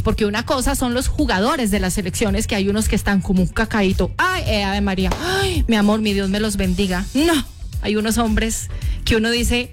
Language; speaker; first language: Spanish; native; Spanish